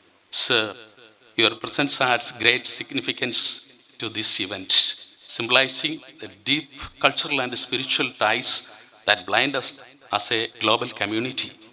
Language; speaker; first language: English; non-native, local second language; Malayalam